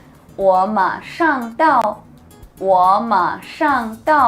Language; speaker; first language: Chinese; non-native, fluent; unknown